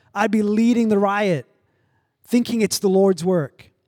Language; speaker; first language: English; native; English